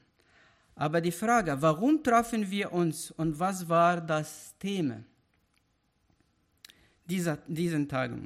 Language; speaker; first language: German; non-native, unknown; Arabic